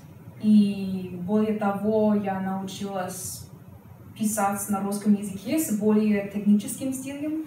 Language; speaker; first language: Russian; non-native, fluent; English